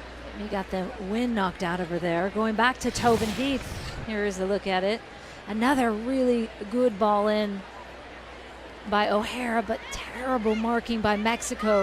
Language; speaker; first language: English; native; English